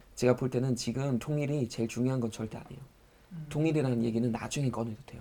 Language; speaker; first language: Korean; non-native, fluent; German